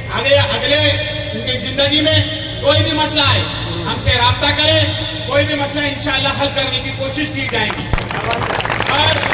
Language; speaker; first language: Urdu; native; Urdu